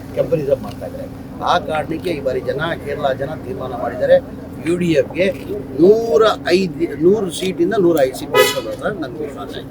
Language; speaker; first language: Kannada; non-native, local second language; Urdu